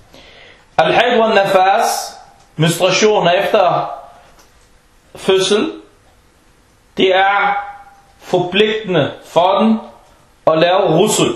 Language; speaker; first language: Danish; non-native, fluent; Arabic